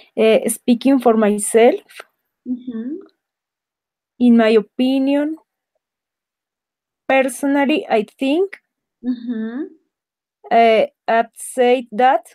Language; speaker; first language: English; non-native, learner; Spanish